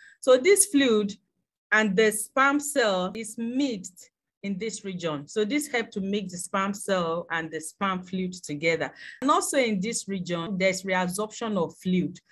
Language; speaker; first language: English; non-native, local second language; Yoruba